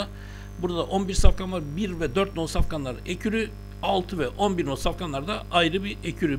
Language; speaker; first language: Turkish; native; Turkish